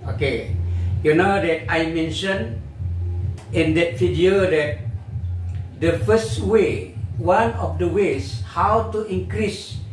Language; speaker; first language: English; non-native, fluent; Indonesian